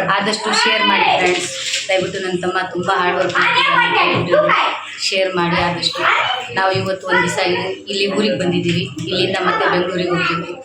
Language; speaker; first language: Kannada; non-native, local second language; Lambadi